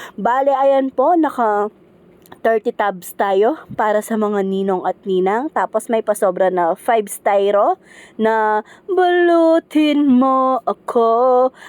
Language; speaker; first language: Filipino; non-native, local second language; Pampanga